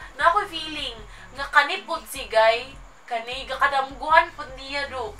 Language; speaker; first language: English; non-native, local second language; Cebuano